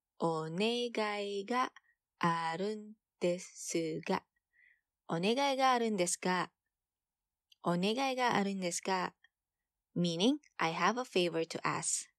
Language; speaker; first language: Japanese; non-native, fluent; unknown